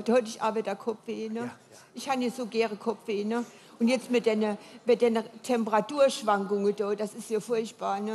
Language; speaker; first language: German; native; German